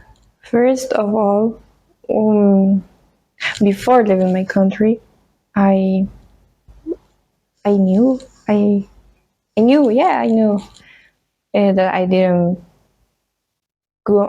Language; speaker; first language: English; non-native, fluent; Spanish